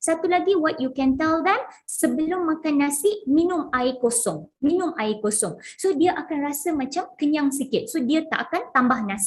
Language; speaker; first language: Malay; non-native, local second language; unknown